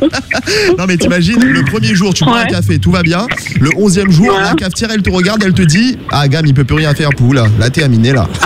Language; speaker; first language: French; native; French